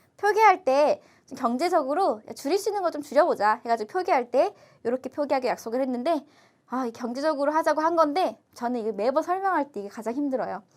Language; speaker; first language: Korean; native; Korean